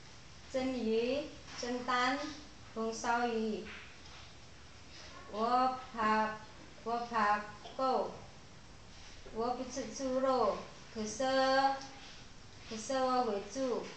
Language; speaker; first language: Chinese; non-native, learner; Indonesian